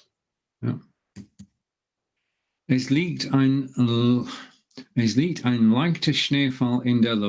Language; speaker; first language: German; non-native, learner; English